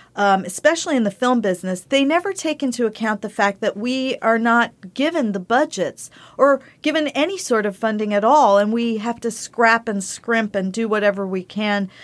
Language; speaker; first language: English; early bilingual, other home language; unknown